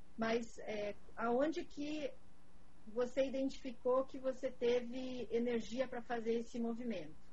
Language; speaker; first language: Portuguese; native; Portuguese